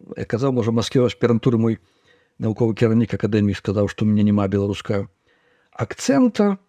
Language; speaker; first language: Belarusian; native; Belarusian